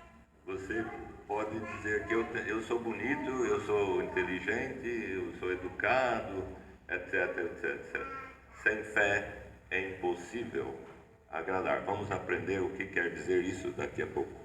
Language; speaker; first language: Portuguese; early bilingual, other home language; English